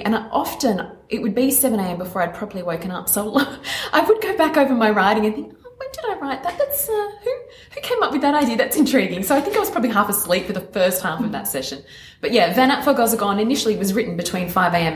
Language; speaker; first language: English; native; English